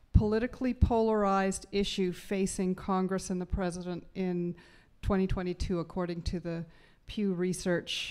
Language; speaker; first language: English; native; English